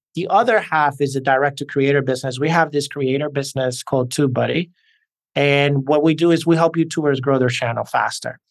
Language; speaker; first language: English; early bilingual, other home language; Spanish